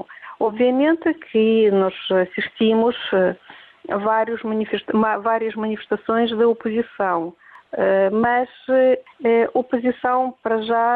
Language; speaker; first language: Portuguese; non-native, fluent; Russian